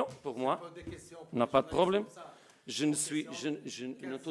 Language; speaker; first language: French; non-native, learner; Portuguese